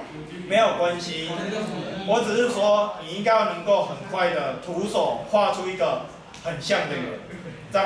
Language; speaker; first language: Chinese; native; Chinese